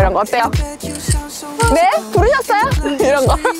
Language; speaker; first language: Korean; native; Korean